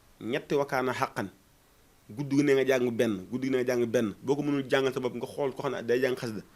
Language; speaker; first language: Wolof; non-native, local second language; Fula